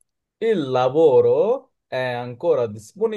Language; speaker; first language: Italian; non-native, learner; Bangla